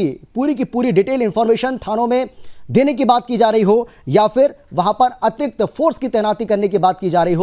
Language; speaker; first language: Hindi; native; Hindi